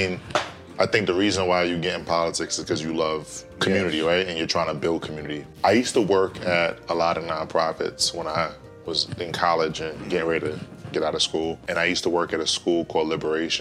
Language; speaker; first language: English; native; English